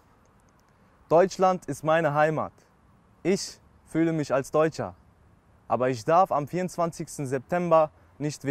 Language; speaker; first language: German; early bilingual, other home language; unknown